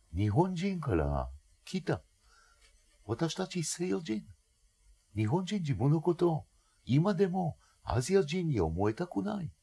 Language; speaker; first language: Japanese; non-native, fluent; Hebrew